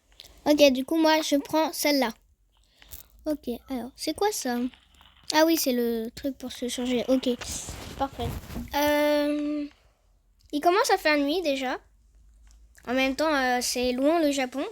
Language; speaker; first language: French; native; French